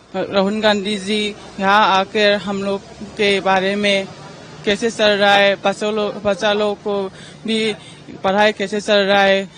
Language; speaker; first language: Hindi; non-native, local second language; Manipuri